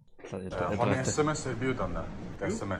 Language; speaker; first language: Swedish; non-native, learner; Mongolian